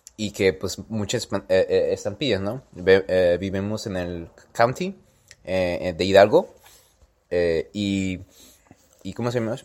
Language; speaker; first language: Spanish; early bilingual, heritage; Spanish